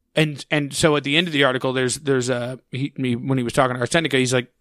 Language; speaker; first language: English; native; English